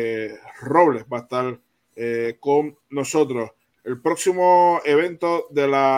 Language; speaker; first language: Spanish; native; Spanish